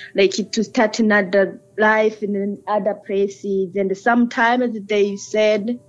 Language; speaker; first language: English; early bilingual, other home language; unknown